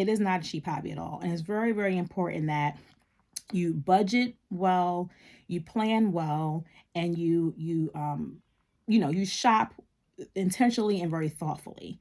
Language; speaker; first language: English; native; English